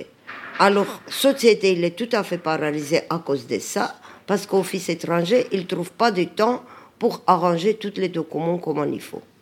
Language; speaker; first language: French; non-native, learner; Armenian